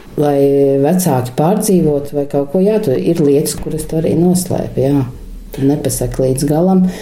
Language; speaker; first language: Latvian; non-native, local second language; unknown